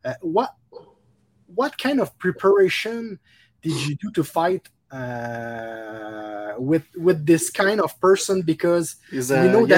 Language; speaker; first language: English; non-native, local second language; French